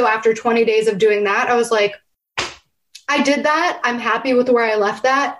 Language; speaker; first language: English; native; English